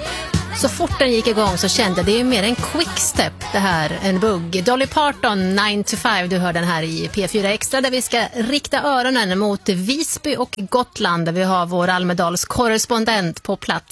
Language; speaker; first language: Swedish; native; Swedish